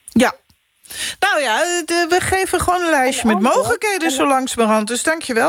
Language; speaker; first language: Dutch; native; Dutch